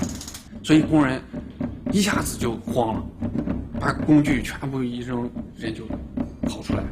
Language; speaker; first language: Chinese; native; Chinese